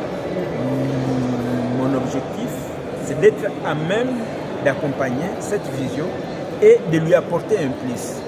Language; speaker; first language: French; non-native, local second language; Swahili